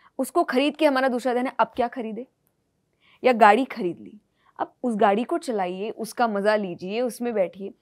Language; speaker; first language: Hindi; native; Hindi